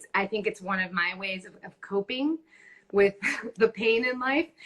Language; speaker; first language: English; non-native, fluent; Spanish